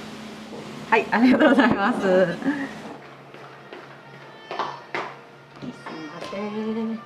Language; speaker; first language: Japanese; non-native, fluent; Chinese